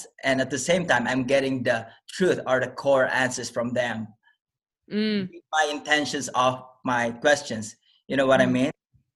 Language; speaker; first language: English; non-native, local second language; Filipino